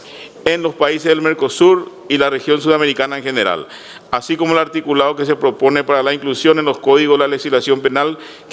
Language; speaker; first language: Spanish; native; Spanish